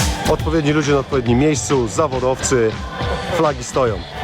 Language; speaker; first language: Polish; native; Polish